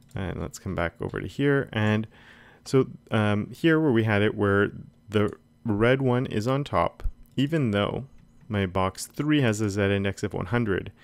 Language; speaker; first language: English; native; English